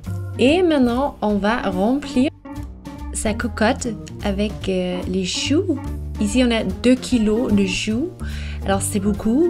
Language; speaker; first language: French; non-native, fluent; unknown